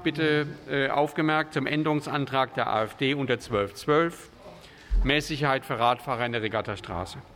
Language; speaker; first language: German; native; German